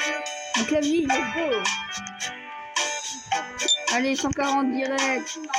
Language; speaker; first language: French; native; French